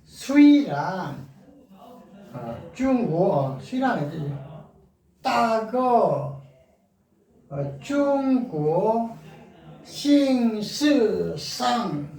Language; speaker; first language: Chinese; non-native, learner; Korean